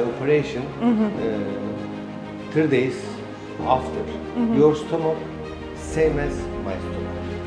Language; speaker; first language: English; non-native, learner; Turkish